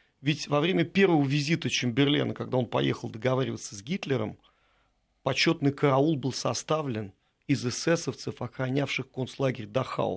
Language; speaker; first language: Russian; native; Russian